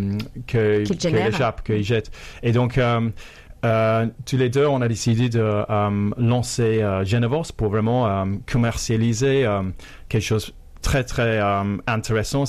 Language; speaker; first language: French; non-native, fluent; English